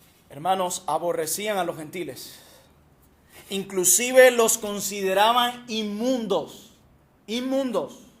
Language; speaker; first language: Spanish; native; Spanish